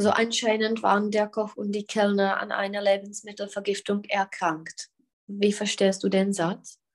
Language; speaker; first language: German; non-native, fluent; Czech